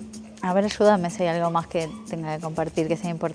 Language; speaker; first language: Spanish; native; Spanish